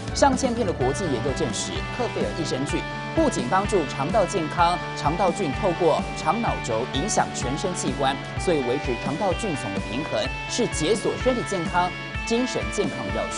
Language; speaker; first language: Chinese; native; Chinese